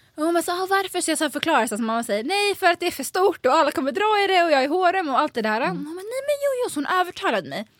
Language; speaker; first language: Swedish; native; Swedish